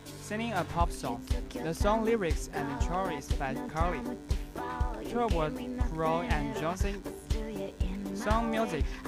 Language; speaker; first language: English; non-native, learner; Chinese